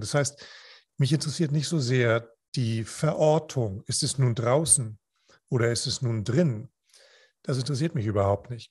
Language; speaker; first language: German; non-native, fluent; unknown